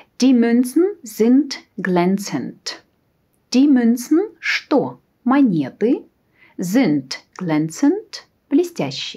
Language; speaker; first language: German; non-native, fluent; Russian